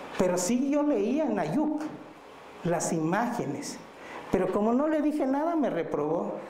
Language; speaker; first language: Spanish; non-native, local second language; Mixtepec Mixtec